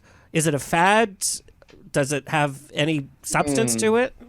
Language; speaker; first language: English; native; English